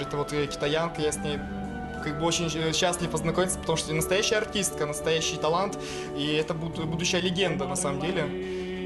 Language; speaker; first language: Russian; non-native, local second language; Azerbaijani